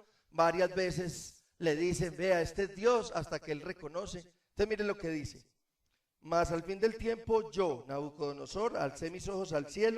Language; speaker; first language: Spanish; native; Spanish